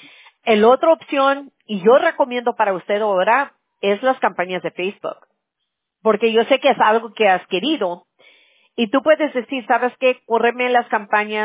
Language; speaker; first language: Spanish; early bilingual, heritage; Spanish